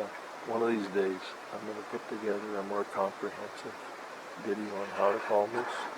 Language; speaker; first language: English; native; English